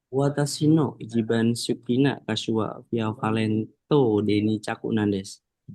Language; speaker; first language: Japanese; non-native, learner; Indonesian